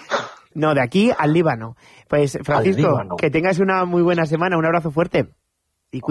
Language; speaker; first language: Spanish; native; Spanish